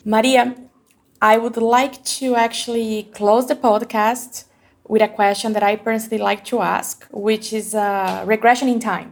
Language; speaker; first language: English; non-native, fluent; Portuguese